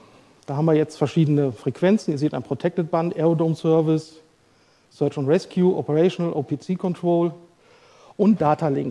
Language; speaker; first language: German; native; German